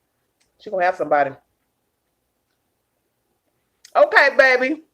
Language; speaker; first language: English; native; English